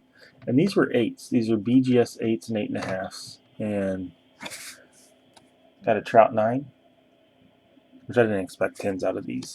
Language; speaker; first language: English; native; English